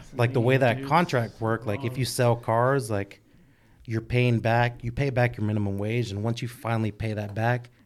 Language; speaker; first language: English; early bilingual, other home language; Spanish